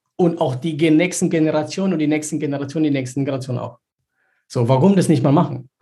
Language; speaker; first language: German; early bilingual, other home language; Spanish